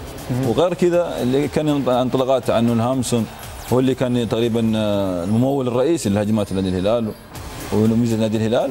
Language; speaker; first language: Arabic; native; Arabic